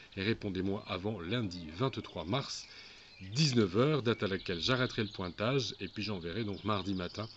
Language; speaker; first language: French; native; French